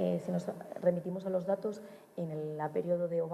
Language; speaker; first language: Spanish; native; Spanish